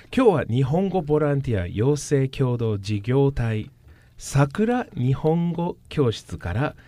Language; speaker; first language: Japanese; non-native, fluent; English